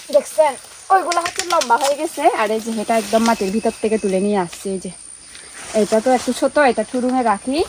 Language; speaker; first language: Bangla; non-native, local second language; Chakma